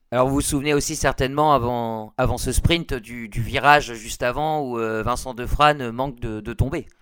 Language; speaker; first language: French; native; French